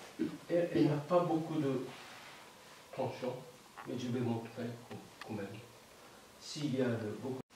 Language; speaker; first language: French; non-native, learner; Japanese